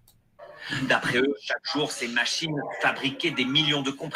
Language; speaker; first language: French; native; French